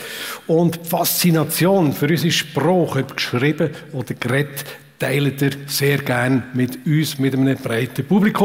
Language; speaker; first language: German; native; German